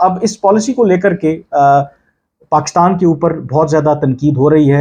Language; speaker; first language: Urdu; native; Urdu